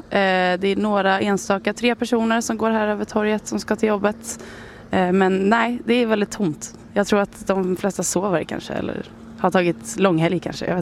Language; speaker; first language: Swedish; native; Swedish